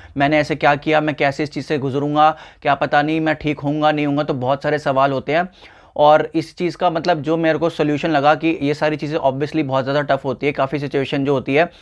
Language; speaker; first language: Hindi; native; Hindi